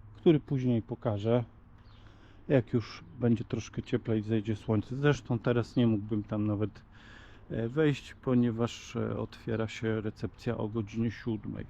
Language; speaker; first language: Polish; native; Polish